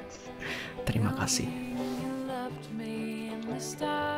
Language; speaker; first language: English; non-native, learner; Indonesian